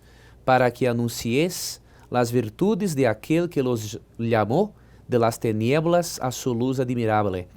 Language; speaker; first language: Spanish; non-native, learner; Portuguese